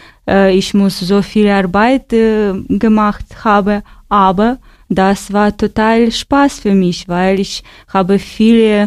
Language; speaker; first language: German; non-native, learner; Ukrainian